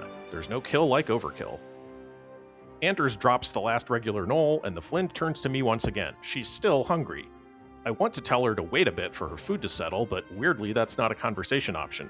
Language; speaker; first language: English; native; English